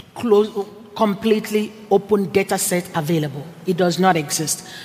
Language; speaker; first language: English; non-native, local second language; Igbo